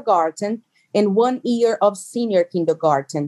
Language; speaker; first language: English; non-native, fluent; Portuguese